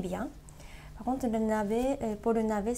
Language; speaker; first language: French; non-native, learner; Japanese